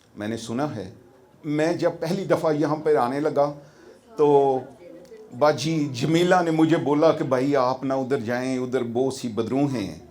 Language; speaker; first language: Urdu; non-native, local second language; Punjabi